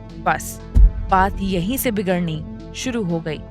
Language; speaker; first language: Hindi; native; Hindi